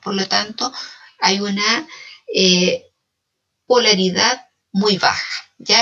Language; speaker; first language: Spanish; native; Spanish